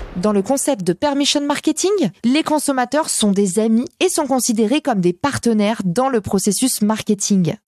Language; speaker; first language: French; native; French